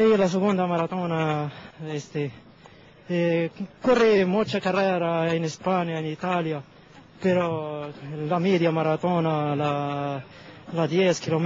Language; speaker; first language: Spanish; non-native, learner; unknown